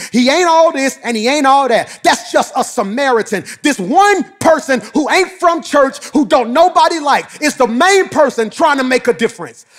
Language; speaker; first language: English; native; English